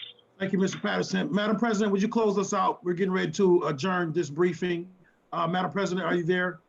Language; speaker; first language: English; native; English